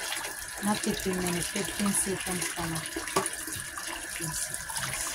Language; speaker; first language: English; non-native, local second language; Filipino